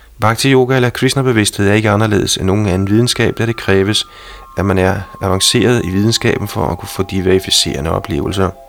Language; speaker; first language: Danish; native; Danish